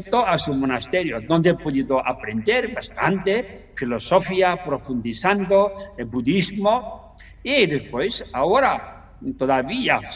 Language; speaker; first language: Spanish; non-native, learner; Tibetan